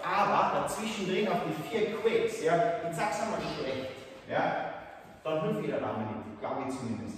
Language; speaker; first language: German; native; German